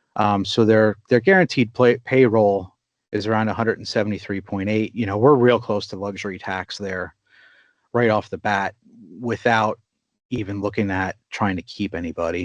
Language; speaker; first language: English; native; English